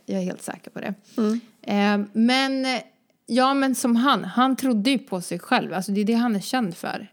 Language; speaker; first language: Swedish; early bilingual, other home language; Croatian